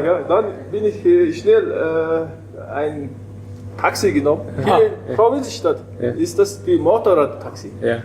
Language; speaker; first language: German; non-native, learner; Mongolian